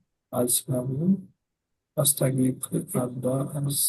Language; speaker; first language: Arabic; non-native, learner; Bangla